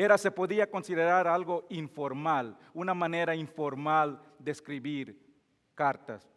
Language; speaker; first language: Spanish; non-native, fluent; English